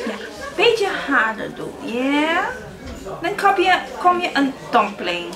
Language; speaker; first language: Dutch; non-native, learner; Chinese